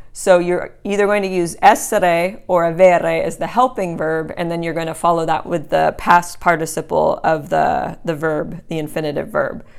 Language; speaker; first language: English; native; English